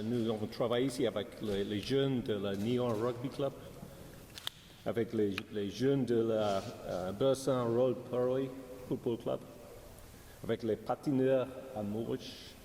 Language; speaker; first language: French; non-native, learner; English